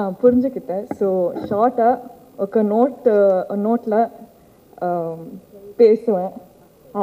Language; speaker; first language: Tamil; non-native, learner; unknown